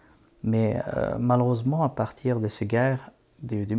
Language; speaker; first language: French; non-native, fluent; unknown